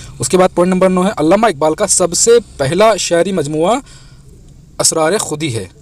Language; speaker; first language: Urdu; native; Urdu